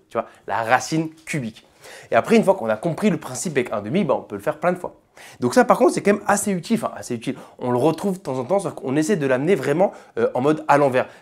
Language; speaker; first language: French; native; French